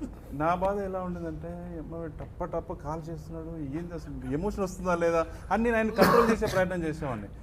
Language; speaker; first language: Telugu; native; Telugu